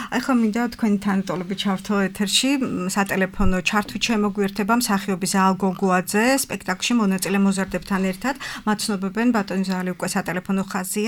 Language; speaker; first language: Georgian; native; Georgian